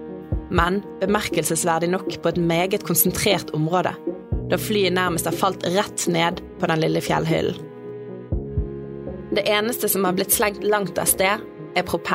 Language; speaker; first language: Norwegian; native; Norwegian